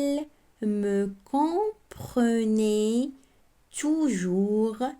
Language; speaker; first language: French; non-native, local second language; Arabic